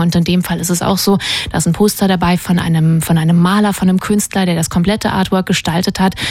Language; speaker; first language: German; native; German